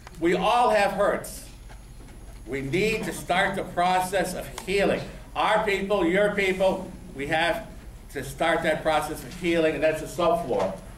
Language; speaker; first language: English; native; English